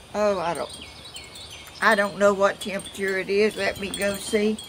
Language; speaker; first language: English; native; English